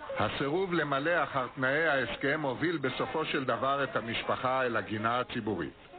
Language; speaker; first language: Hebrew; native; Hebrew